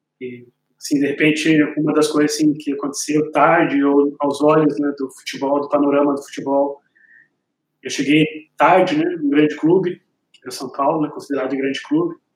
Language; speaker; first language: Portuguese; native; Portuguese